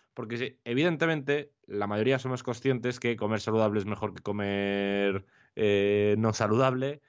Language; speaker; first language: Spanish; native; Spanish